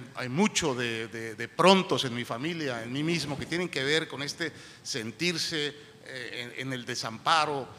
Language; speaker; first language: Spanish; native; Spanish